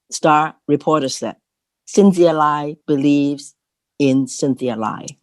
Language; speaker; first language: English; non-native, local second language; Cantonese